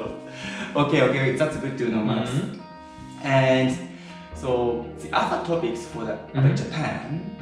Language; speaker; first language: English; non-native, learner; Japanese